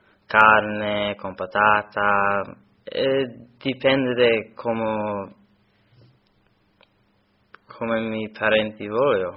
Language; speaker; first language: Italian; non-native, learner; English